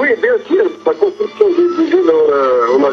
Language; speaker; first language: French; non-native, local second language; Arabic